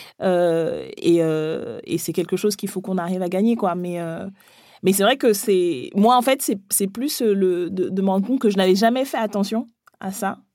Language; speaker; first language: French; early bilingual, other home language; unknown